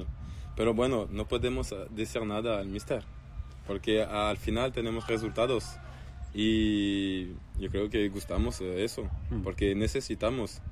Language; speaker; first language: Spanish; non-native, learner; French